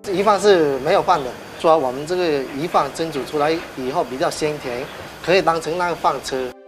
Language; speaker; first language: Chinese; non-native, local second language; Min Nan Chinese